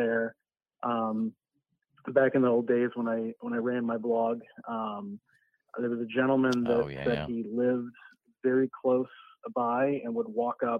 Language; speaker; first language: English; native; English